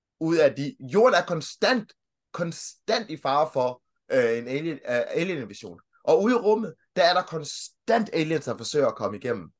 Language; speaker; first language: Danish; early bilingual, other home language; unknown